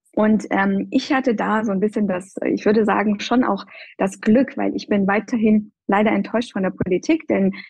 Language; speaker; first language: German; non-native, fluent; Persian